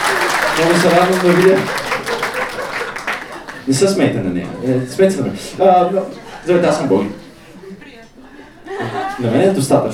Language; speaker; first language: Bulgarian; native; Bulgarian